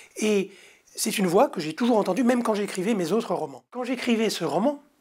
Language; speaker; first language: French; native; French